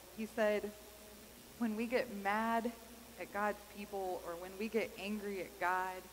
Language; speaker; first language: English; native; English